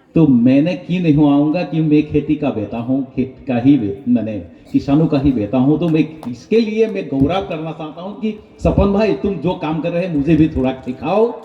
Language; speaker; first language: Hindi; non-native, local second language; Bangla